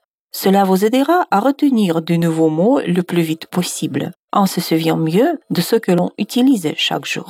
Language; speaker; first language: French; non-native, fluent; Russian